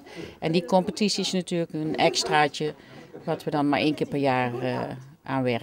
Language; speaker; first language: Dutch; native; Dutch